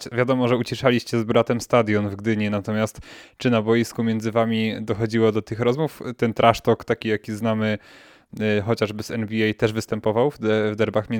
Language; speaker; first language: Polish; native; Polish